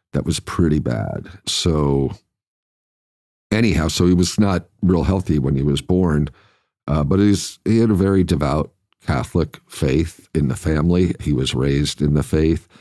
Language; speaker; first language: English; native; English